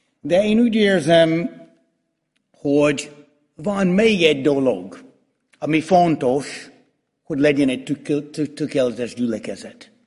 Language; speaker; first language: Hungarian; non-native, fluent; English